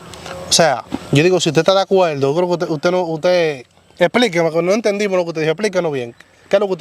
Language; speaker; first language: Spanish; native; Spanish